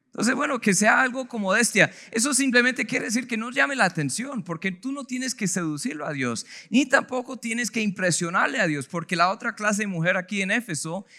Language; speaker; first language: Spanish; non-native, fluent; English